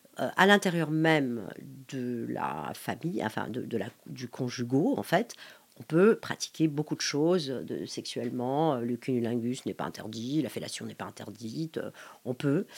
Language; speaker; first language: French; non-native, local second language; Arabic